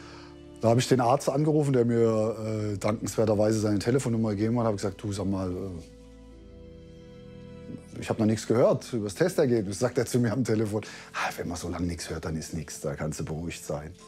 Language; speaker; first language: German; native; German